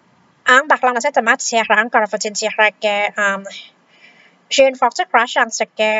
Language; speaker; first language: French; non-native, fluent; Vietnamese